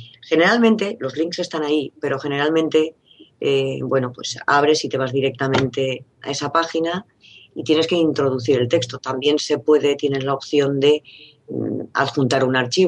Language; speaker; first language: Spanish; native; Spanish